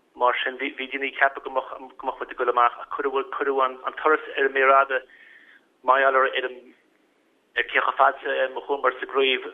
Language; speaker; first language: Irish; native; Irish